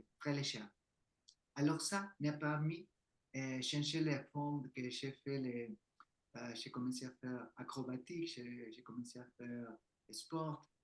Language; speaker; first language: French; non-native, learner; Spanish